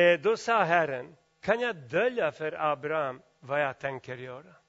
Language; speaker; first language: Swedish; non-native, fluent; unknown